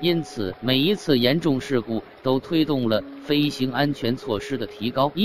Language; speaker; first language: Chinese; native; Chinese